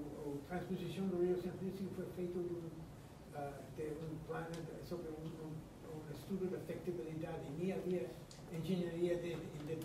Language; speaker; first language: Portuguese; non-native, fluent; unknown